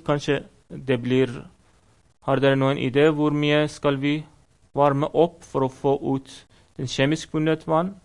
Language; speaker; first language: Norwegian; non-native, fluent; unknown